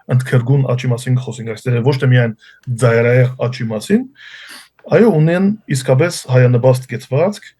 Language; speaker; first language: Armenian; early bilingual, heritage; Armenian